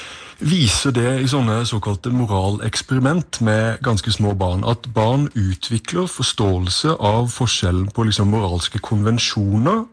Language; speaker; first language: Norwegian; native; Norwegian